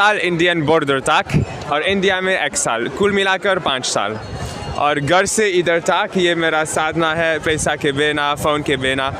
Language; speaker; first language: Hindi; non-native, learner; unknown